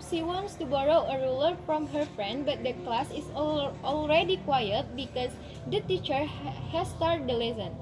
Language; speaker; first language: English; non-native, learner; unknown